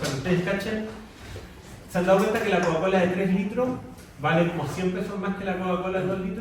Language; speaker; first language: Spanish; native; Spanish